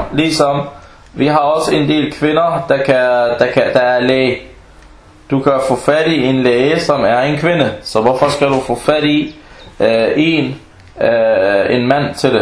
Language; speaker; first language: Danish; non-native, fluent; Arabic